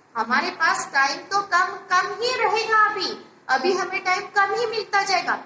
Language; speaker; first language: Hindi; non-native, local second language; Marathi